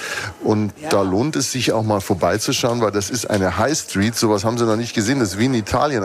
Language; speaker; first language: German; native; German